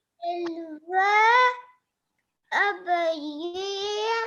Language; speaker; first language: French; non-native, learner; Arabic